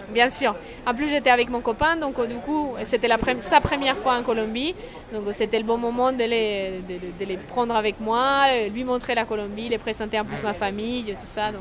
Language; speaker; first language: French; non-native, fluent; Spanish